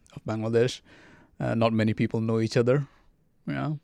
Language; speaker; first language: English; non-native, fluent; Arabic